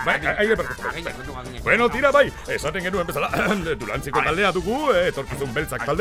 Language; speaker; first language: Basque; native; Basque